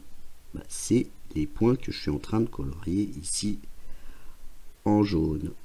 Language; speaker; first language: French; native; French